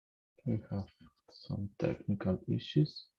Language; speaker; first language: English; non-native, fluent; Polish